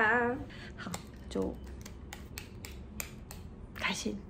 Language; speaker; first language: Chinese; non-native, fluent; French